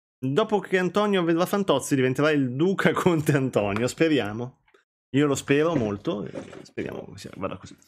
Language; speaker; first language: Italian; native; Italian